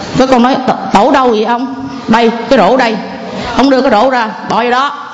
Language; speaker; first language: Vietnamese; non-native, local second language; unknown